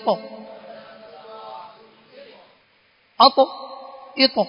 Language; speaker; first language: Arabic; non-native, learner; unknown